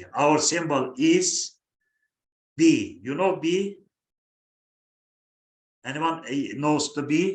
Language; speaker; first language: English; non-native, fluent; Turkish